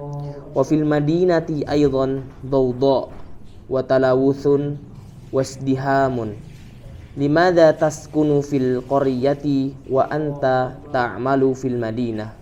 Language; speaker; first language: Arabic; non-native, fluent; Indonesian